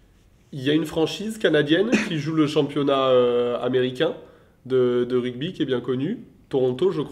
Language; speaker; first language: French; native; French